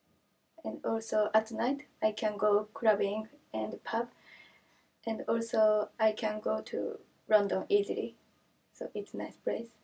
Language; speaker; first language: English; non-native, learner; Japanese